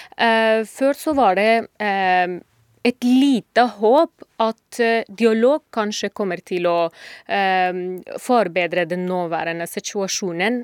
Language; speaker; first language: Norwegian; non-native, fluent; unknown